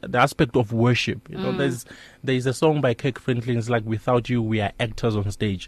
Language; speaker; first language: English; non-native, local second language; Northern Sotho